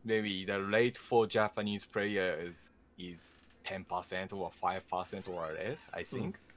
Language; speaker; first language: English; non-native, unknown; Japanese